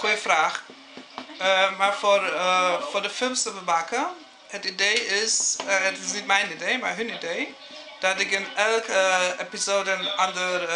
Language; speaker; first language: Dutch; non-native, fluent; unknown